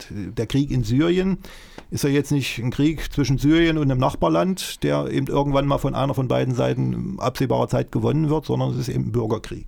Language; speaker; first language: German; native; German